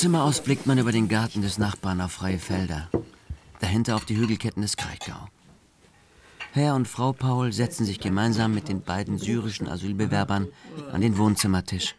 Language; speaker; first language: German; native; German